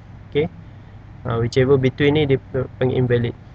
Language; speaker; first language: English; non-native, local second language; Malay